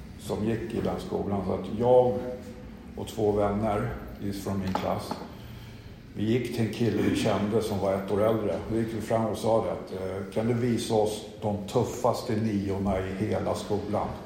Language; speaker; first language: Swedish; native; Swedish